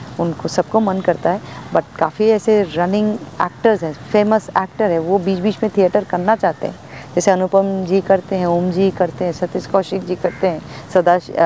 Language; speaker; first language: Hindi; non-native, local second language; Bangla